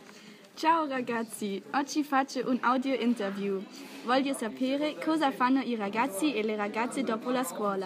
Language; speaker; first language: Italian; non-native, learner; German